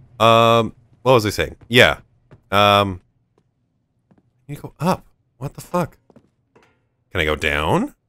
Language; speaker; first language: English; native; English